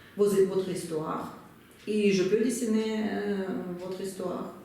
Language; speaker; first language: French; non-native, learner; Russian